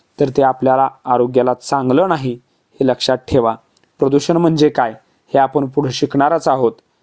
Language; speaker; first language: Marathi; native; Marathi